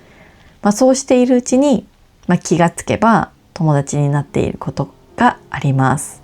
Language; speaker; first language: Japanese; native; Japanese